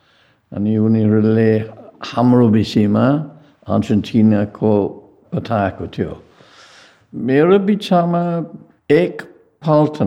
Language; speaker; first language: Nepali; non-native, fluent; English